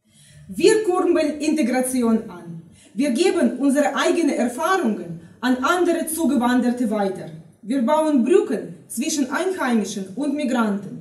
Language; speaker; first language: German; non-native, fluent; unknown